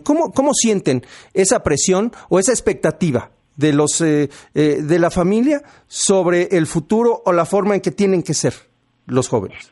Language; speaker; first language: Spanish; native; Spanish